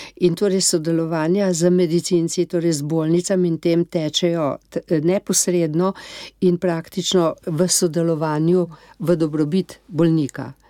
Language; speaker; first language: Slovenian; native; Slovenian